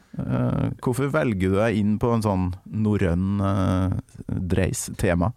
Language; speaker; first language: Norwegian; native; Norwegian